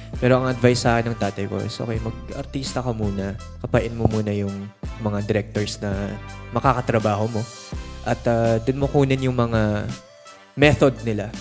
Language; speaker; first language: Filipino; non-native, local second language; English